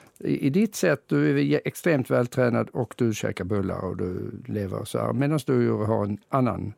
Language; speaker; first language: Swedish; native; Swedish